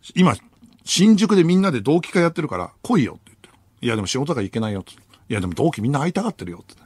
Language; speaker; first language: Japanese; native; Japanese